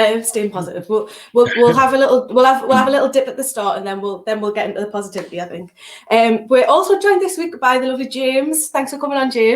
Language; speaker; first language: English; native; English